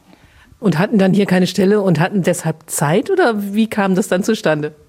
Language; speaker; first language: German; native; German